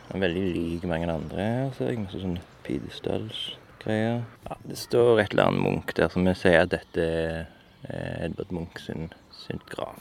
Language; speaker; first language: Norwegian; native; Norwegian